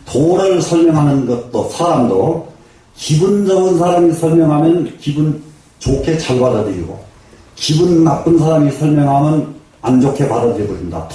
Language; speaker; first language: Korean; native; Korean